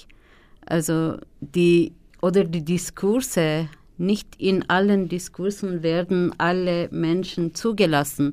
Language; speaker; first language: German; non-native, fluent; Turkish